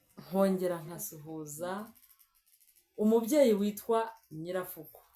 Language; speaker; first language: Kinyarwanda; native; Kinyarwanda